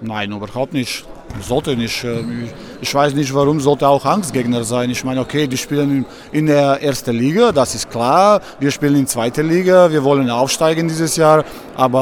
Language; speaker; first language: German; non-native, fluent; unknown